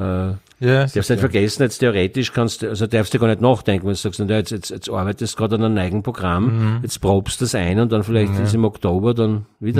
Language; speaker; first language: German; native; German